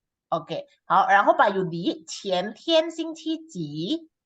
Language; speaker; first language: Chinese; non-native, fluent; Indonesian